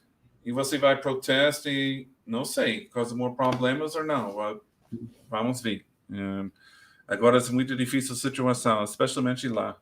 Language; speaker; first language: Portuguese; non-native, learner; English